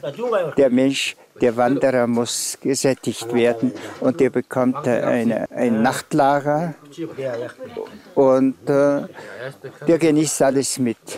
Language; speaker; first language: German; non-native, fluent; Tuvinian